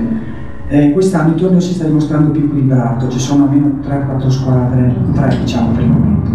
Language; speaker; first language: Italian; native; Italian